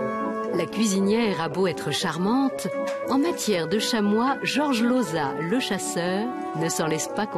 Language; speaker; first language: French; native; French